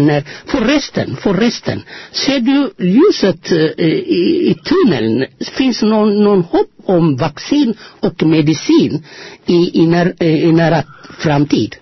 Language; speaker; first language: Swedish; non-native, fluent; Amharic